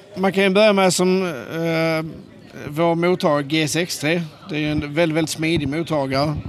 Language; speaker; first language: Swedish; native; Swedish